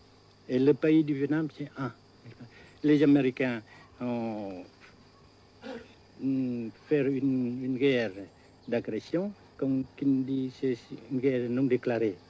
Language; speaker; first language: French; non-native, local second language; Vietnamese